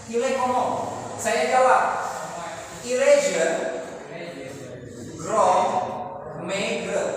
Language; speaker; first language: French; non-native, learner; Indonesian